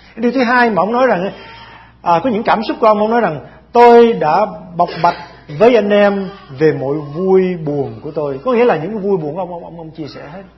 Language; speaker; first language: Vietnamese; early bilingual, heritage; Vietnamese